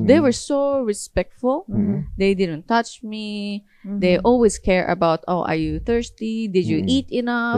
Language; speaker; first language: English; non-native, fluent; Japanese